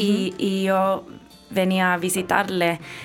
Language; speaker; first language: Spanish; non-native, learner; Finnish